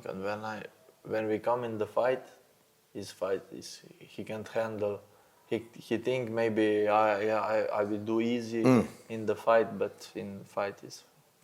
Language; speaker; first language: English; non-native, learner; Slovenian